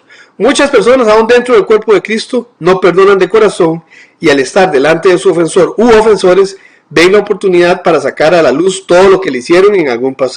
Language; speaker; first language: Spanish; native; Spanish